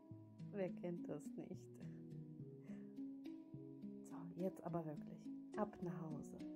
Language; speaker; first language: German; native; German